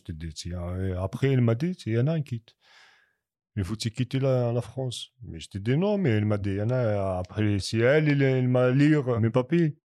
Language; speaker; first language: French; non-native, learner; Kabyle